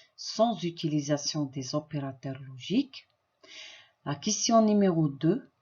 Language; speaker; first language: French; non-native, local second language; Arabic